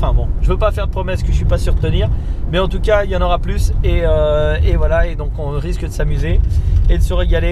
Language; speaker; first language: French; native; French